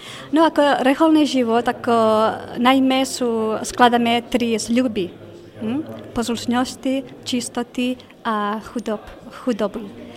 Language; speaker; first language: Slovak; non-native, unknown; Spanish